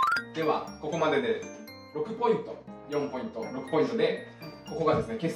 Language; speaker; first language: Japanese; native; Japanese